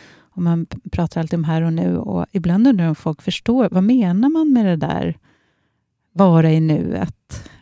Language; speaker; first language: Swedish; native; Swedish